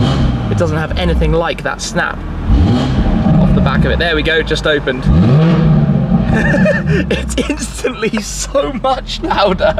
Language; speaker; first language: English; native; English